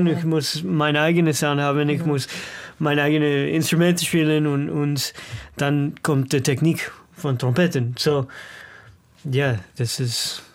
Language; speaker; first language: German; non-native, learner; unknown